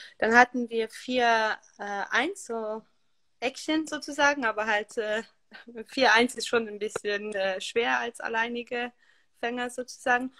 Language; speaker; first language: German; non-native, fluent; Hungarian